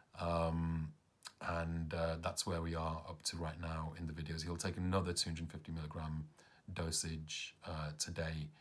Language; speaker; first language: English; early bilingual, other home language; Punjabi